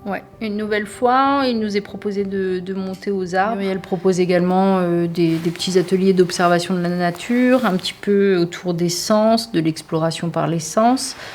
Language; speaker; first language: French; native; French